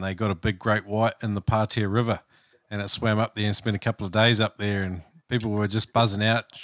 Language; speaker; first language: English; native; English